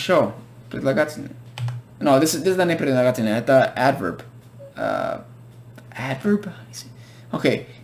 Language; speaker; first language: Russian; non-native, fluent; English